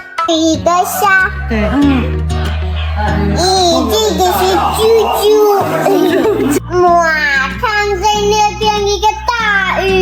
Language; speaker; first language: Chinese; early bilingual, heritage; Chinese